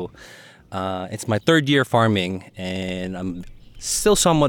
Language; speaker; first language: English; non-native, local second language; Filipino